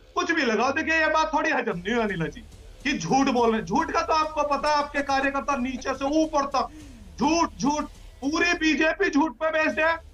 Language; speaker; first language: Hindi; native; Hindi